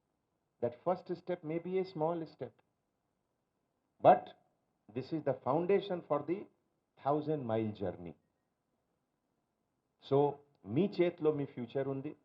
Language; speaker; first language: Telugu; non-native, learner; Hindi